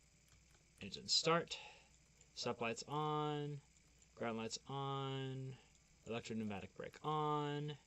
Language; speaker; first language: English; native; English